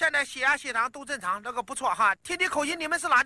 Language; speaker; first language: Chinese; native; Chinese